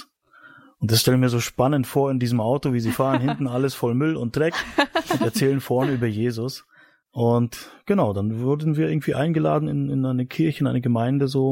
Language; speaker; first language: German; native; German